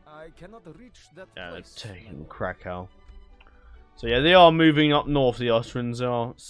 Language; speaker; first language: English; native; English